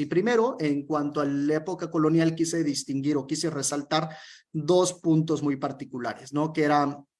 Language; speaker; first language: Spanish; native; Spanish